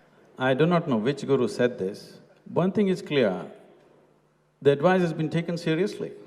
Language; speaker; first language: English; non-native, local second language; Kannada